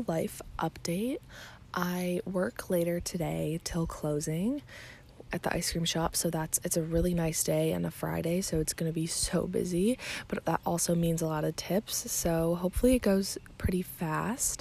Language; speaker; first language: English; native; English